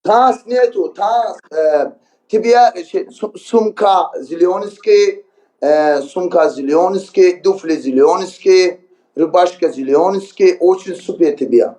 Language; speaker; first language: Russian; non-native, learner; Azerbaijani